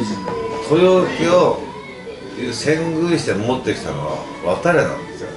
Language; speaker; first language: Japanese; native; Japanese